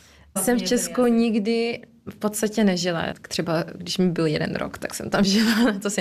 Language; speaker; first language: Czech; early bilingual, heritage; Czech